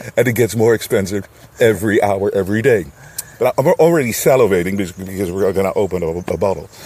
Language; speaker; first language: English; non-native, fluent; Dutch